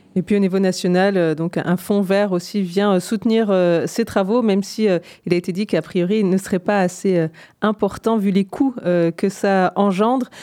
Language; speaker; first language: French; native; French